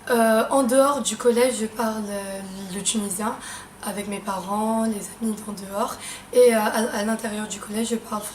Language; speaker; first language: French; non-native, local second language; Arabic